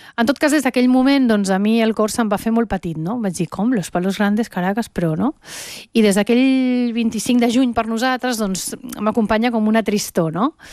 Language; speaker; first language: Catalan; early bilingual, heritage; Catalan